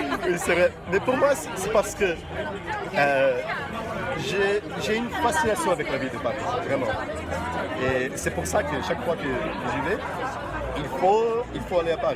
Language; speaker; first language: French; non-native, fluent; Portuguese